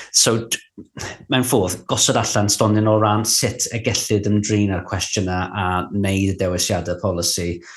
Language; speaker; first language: Welsh; non-native, local second language; English